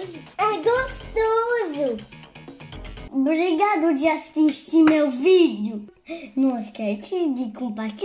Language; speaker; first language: Portuguese; early bilingual, other home language; French